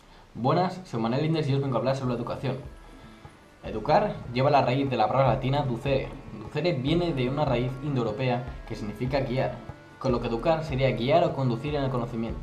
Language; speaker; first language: Spanish; native; Spanish